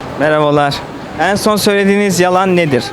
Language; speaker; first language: Turkish; native; Turkish